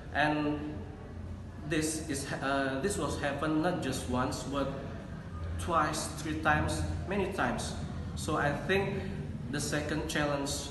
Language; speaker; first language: English; non-native, learner; Indonesian